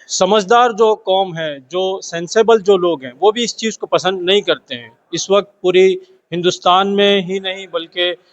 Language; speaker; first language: Urdu; non-native, local second language; Gujarati